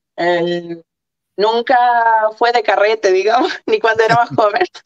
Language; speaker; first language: Spanish; early bilingual, other home language; Croatian